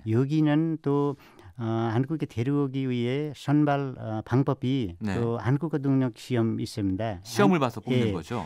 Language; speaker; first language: Korean; non-native, learner; Nepali